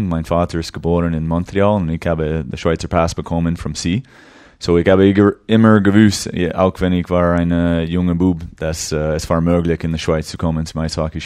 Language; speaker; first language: German; early bilingual, heritage; English